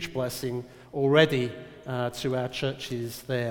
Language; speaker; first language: English; native; English